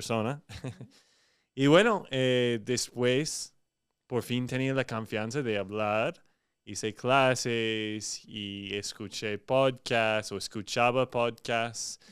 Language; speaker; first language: Spanish; non-native, fluent; English